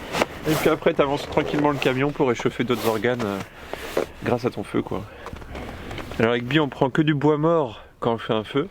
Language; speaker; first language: French; native; French